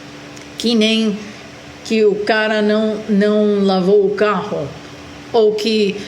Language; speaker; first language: Portuguese; non-native, fluent; Spanish